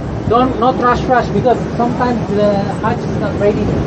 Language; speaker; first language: English; non-native, fluent; Indonesian